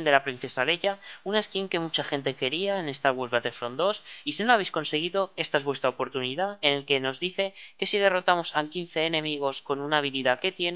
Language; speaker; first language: Spanish; native; Spanish